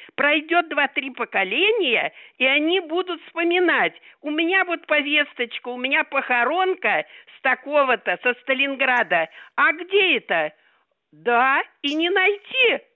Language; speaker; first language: Russian; native; Russian